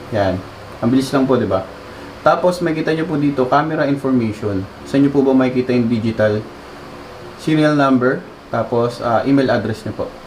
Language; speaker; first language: Filipino; native; Filipino